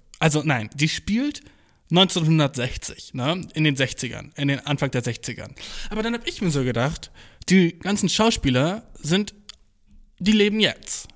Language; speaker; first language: German; early bilingual, other home language; Turkish